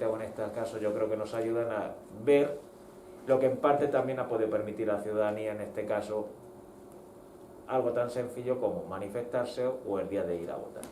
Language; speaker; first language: Spanish; native; Spanish